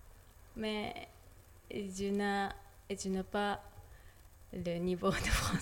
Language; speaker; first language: French; non-native, learner; Japanese